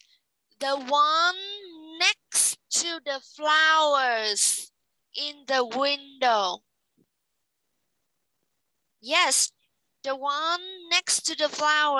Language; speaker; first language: English; non-native, fluent; Vietnamese